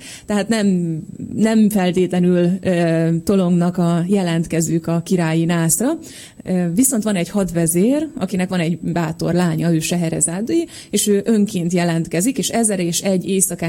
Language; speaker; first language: Hungarian; native; Hungarian